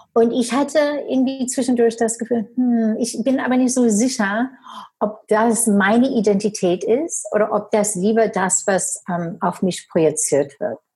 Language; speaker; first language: German; non-native, fluent; English